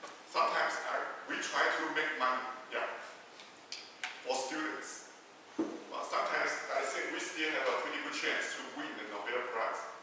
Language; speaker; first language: English; non-native, fluent; Chinese